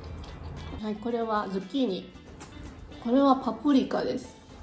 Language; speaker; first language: Japanese; native; Japanese